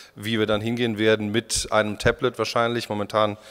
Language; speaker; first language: German; native; German